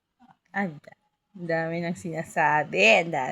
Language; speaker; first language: Filipino; native; Filipino